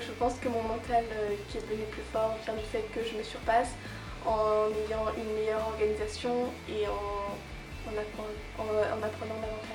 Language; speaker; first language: French; native; French